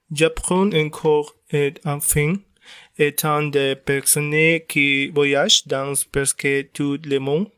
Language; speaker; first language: French; non-native, learner; Spanish